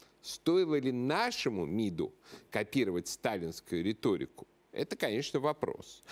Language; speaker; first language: Russian; native; Russian